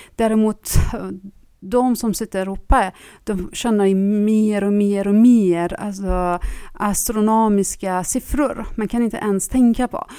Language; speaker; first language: Swedish; non-native, fluent; Persian